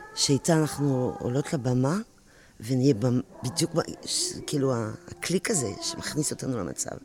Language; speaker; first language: Hebrew; non-native, fluent; French